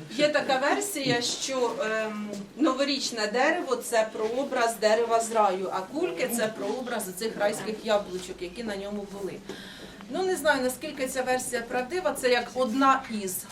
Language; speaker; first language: Ukrainian; native; Ukrainian